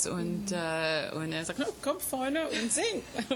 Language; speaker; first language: German; non-native, fluent; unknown